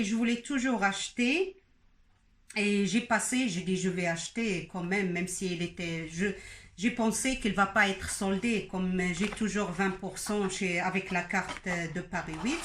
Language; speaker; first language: French; non-native, local second language; Arabic